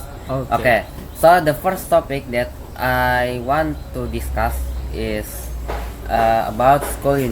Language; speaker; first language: English; non-native, learner; Indonesian